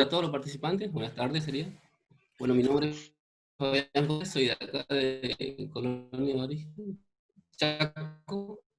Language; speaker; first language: Spanish; non-native, local second language; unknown